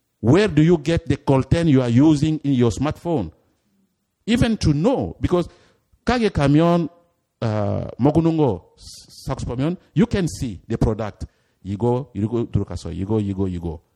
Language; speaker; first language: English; non-native, fluent; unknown